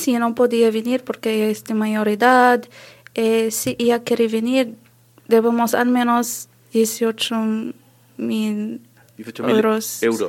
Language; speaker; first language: Spanish; non-native, learner; Arabic